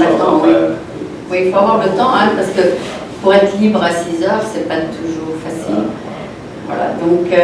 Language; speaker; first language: French; non-native, local second language; Arabic